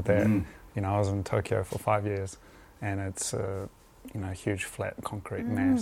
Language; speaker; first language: English; native; English